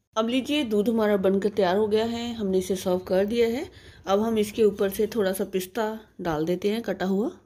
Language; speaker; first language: Hindi; non-native, local second language; Punjabi